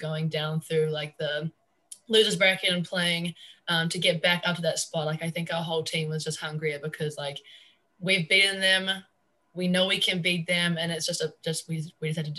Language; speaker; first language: English; native; English